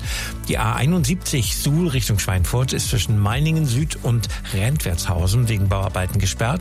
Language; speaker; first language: German; native; German